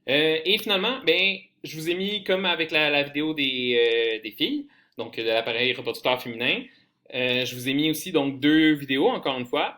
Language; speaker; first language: French; native; French